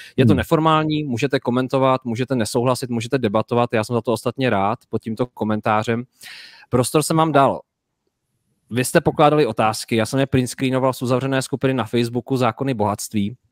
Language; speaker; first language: Czech; native; Czech